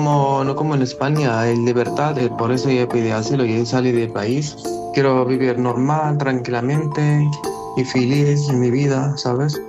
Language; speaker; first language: Spanish; non-native, learner; Arabic